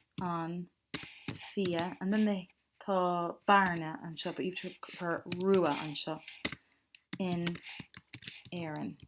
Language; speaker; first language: Irish; non-native, local second language; English